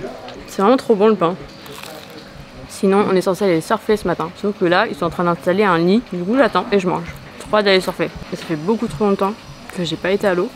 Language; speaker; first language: French; native; French